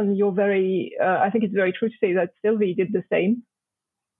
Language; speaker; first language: English; non-native, fluent; French